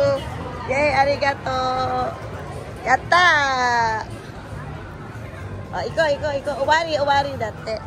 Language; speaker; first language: Japanese; non-native, fluent; Filipino